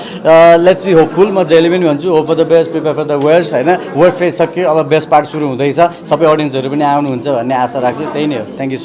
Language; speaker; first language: Nepali; native; Nepali